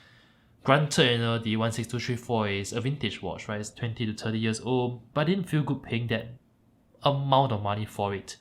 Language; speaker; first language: English; native; English